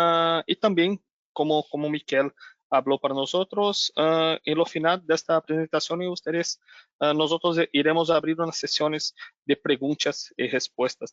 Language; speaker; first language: Spanish; non-native, learner; Portuguese